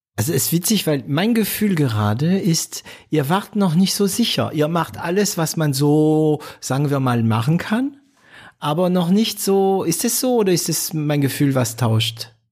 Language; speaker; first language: German; non-native, fluent; French